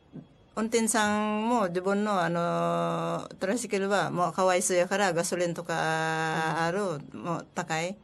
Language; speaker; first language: Japanese; non-native, learner; Filipino